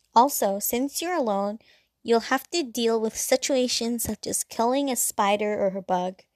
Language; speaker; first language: English; non-native, local second language; Cantonese